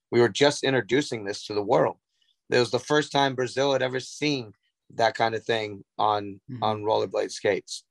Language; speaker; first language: English; native; English